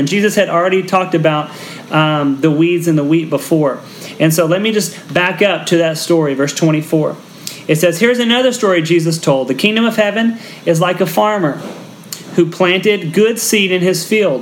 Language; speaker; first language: English; native; English